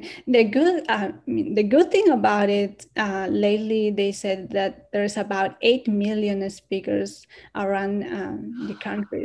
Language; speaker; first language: English; non-native, fluent; Quechua